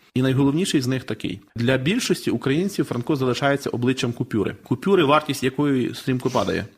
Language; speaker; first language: Ukrainian; native; Ukrainian